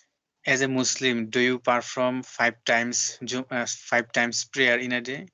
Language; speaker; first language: English; non-native, learner; Bangla